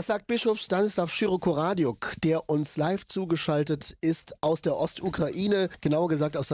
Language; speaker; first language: German; native; German